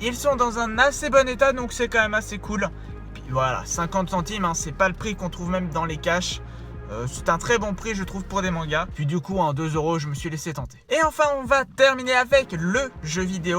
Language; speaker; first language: French; native; French